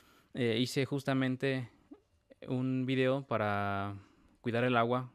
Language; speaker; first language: Spanish; native; Spanish